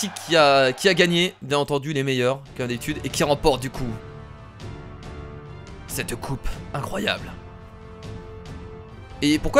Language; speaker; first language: French; native; French